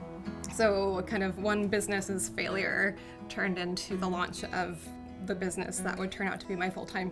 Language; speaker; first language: English; native; English